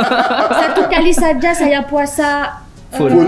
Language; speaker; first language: Indonesian; non-native, learner; French